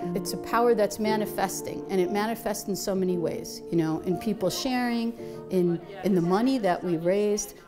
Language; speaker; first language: English; native; English